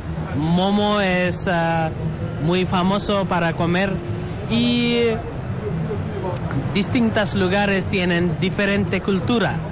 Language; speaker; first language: Spanish; non-native, learner; Nepali